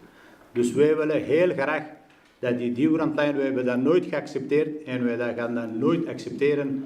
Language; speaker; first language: Dutch; non-native, fluent; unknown